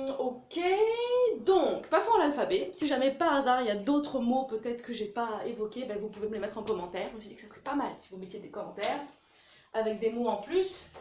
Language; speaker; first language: French; native; French